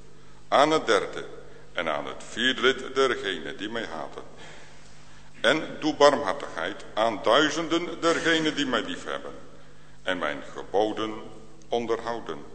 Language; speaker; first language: Dutch; native; Dutch